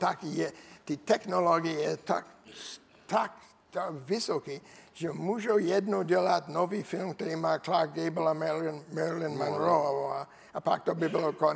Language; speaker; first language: Czech; non-native, learner; English